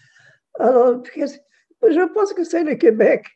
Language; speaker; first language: French; non-native, fluent; German